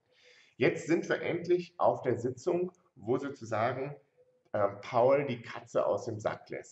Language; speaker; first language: German; native; German